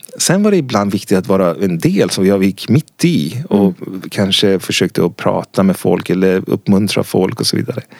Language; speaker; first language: Swedish; non-native, fluent; Persian